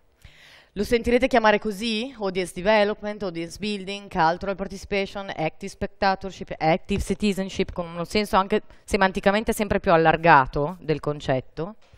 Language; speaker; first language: Italian; native; Italian